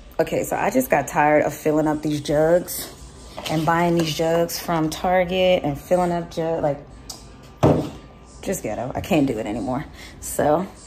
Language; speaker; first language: English; early bilingual, other home language; Spanish